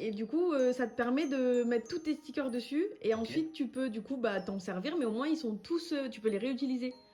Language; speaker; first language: French; native; French